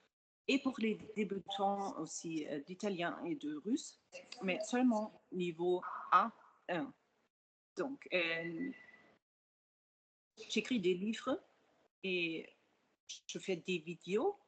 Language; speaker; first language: French; non-native, fluent; German